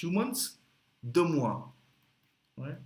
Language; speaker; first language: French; non-native, fluent; Hindi